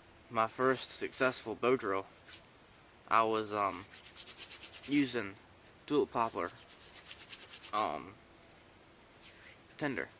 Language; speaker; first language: English; native; English